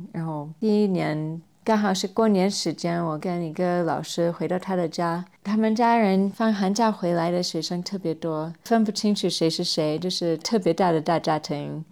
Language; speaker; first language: Chinese; non-native, fluent; English